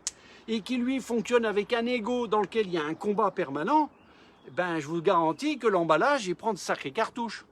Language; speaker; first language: French; native; French